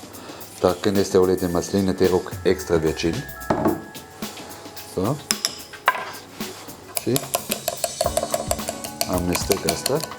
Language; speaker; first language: Romanian; non-native, learner; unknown